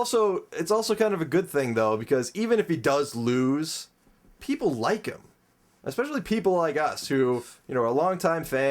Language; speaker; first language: English; native; English